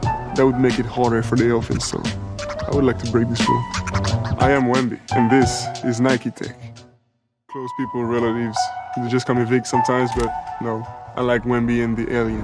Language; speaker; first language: English; non-native, fluent; French